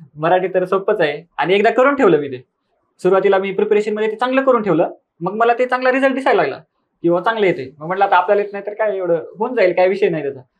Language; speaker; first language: Marathi; native; Marathi